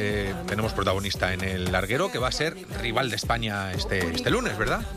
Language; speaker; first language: Spanish; native; Spanish